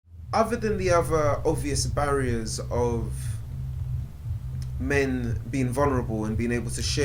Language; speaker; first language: English; native; English